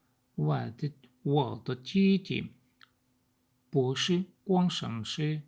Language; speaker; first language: Chinese; non-native, learner; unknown